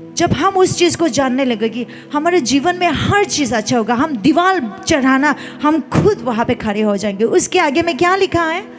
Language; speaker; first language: Hindi; non-native, local second language; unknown